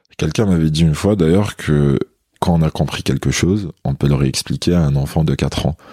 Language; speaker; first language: French; non-native, local second language; Kabyle